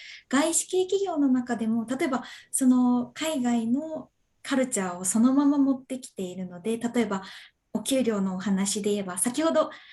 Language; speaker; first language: Japanese; native; Japanese